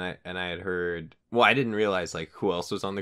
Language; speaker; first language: English; native; English